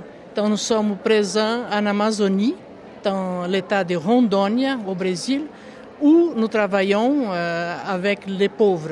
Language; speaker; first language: French; non-native, local second language; Portuguese